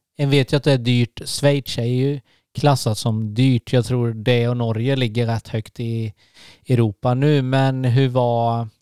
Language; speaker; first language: Swedish; native; Swedish